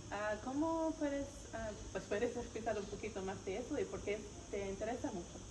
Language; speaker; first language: Spanish; non-native, learner; English